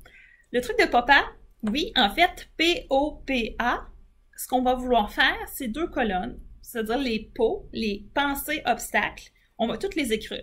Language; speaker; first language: French; native; French